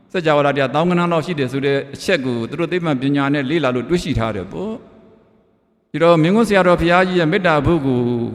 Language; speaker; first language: Burmese; native; Burmese